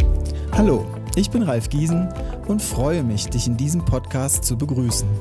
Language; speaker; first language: German; native; German